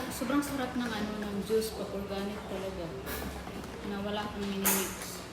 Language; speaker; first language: Filipino; non-native, local second language; Cebuano